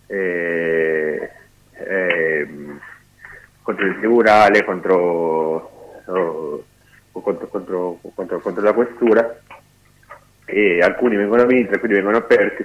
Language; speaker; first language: Italian; non-native, fluent; Spanish